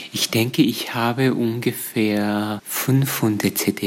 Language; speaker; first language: German; non-native, fluent; Korean